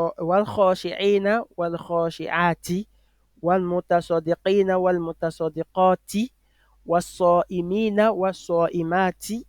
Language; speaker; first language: Arabic; non-native, fluent; French